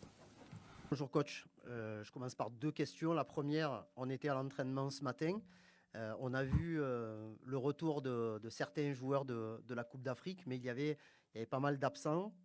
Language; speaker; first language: French; native; French